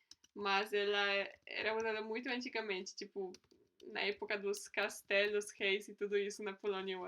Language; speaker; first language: Portuguese; non-native, fluent; Polish